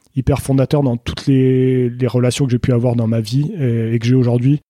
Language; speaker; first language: French; native; French